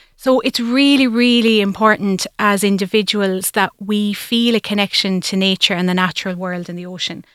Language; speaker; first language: English; native; English